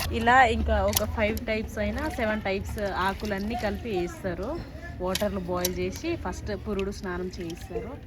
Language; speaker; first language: Telugu; non-native, local second language; Lambadi